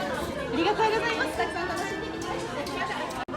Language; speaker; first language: Japanese; non-native, fluent; Korean